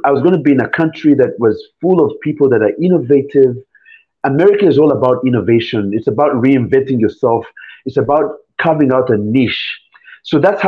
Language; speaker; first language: English; non-native, local second language; Ganda